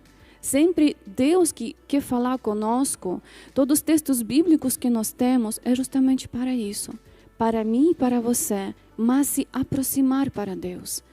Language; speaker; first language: Portuguese; non-native, fluent; Polish